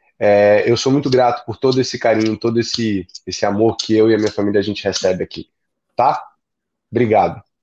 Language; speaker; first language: Portuguese; native; Portuguese